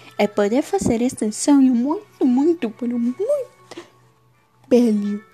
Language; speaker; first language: Portuguese; non-native, learner; Spanish